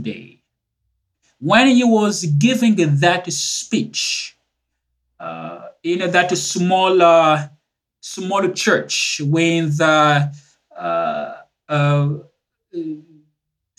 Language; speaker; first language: English; non-native, fluent; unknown